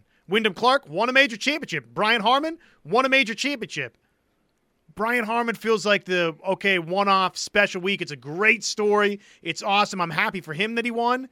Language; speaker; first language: English; native; English